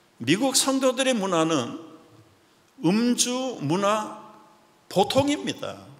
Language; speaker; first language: Korean; native; Korean